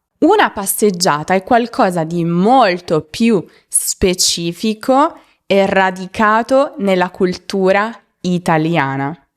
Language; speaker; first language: Italian; native; Italian